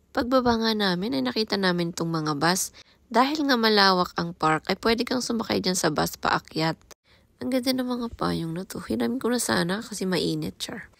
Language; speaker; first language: Filipino; non-native, local second language; Iloko